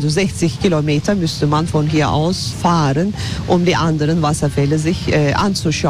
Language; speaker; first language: German; non-native, fluent; Turkish